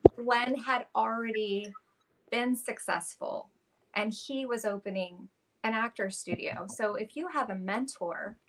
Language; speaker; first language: English; native; English